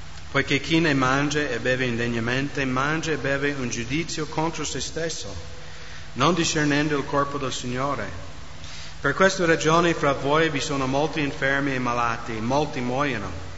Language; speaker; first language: Italian; non-native, fluent; English